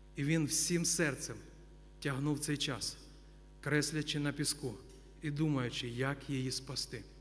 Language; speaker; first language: Ukrainian; non-native, local second language; Russian